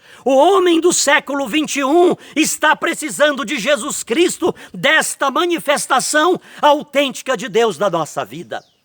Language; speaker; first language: Portuguese; native; Portuguese